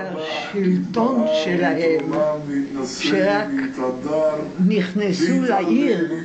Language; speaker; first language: Hebrew; non-native, fluent; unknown